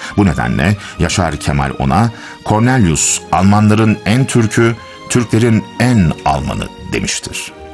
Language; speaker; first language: Turkish; native; Turkish